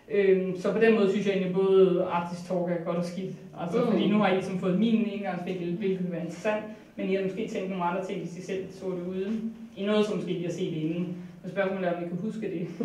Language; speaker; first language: Danish; native; Danish